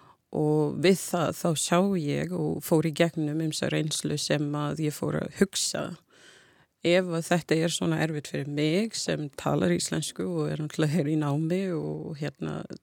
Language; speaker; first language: Icelandic; non-native, fluent; English